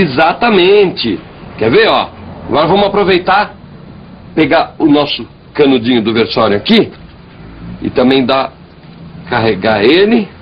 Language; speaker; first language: Portuguese; native; Portuguese